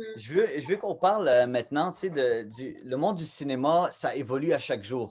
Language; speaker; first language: French; native; French